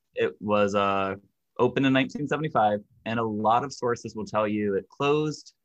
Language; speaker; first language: English; native; English